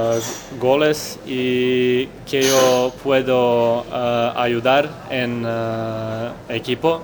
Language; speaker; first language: Spanish; non-native, learner; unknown